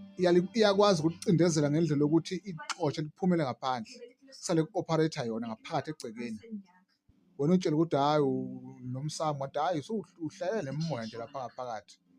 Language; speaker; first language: Zulu; native; Zulu